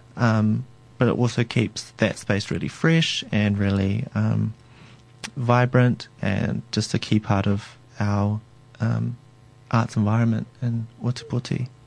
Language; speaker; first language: English; native; English